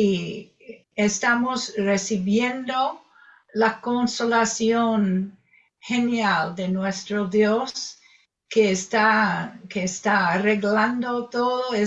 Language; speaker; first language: Spanish; non-native, fluent; English